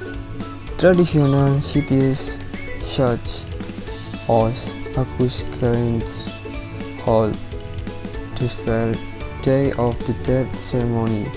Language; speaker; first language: English; non-native, learner; Indonesian